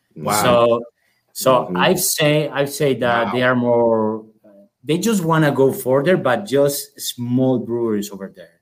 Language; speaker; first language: English; non-native, fluent; Spanish